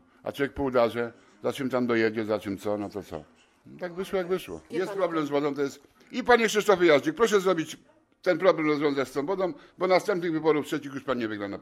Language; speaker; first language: Polish; native; Polish